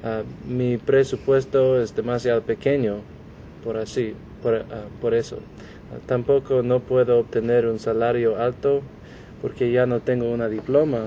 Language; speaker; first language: Spanish; non-native, learner; English